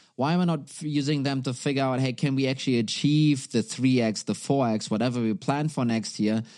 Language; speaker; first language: English; non-native, fluent; German